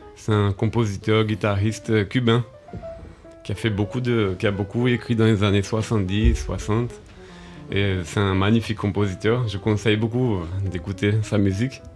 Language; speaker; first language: French; early bilingual, other home language; Portuguese